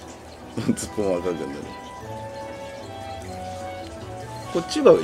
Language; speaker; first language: Japanese; native; Japanese